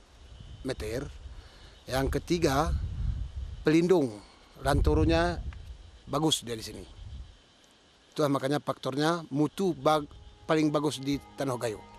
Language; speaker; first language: Indonesian; non-native, local second language; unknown